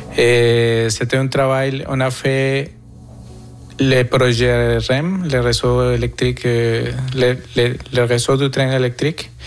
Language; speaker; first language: French; non-native, fluent; Spanish